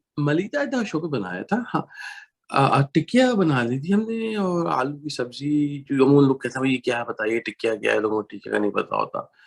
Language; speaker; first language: Urdu; native; Urdu